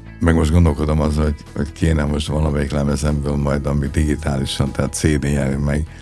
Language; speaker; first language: Hungarian; native; Hungarian